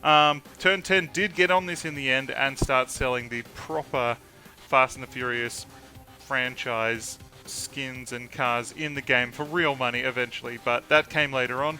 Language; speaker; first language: English; native; English